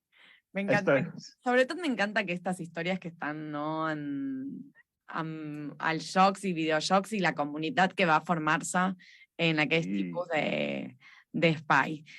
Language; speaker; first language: Catalan; non-native, local second language; Spanish